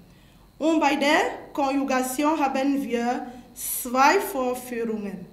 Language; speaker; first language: German; non-native, fluent; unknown